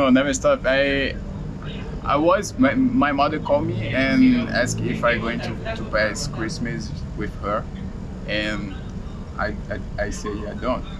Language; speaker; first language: English; non-native, learner; Portuguese